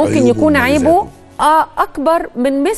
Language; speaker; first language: Arabic; native; Arabic